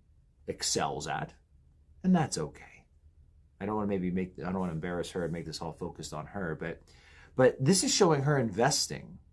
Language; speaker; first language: English; native; English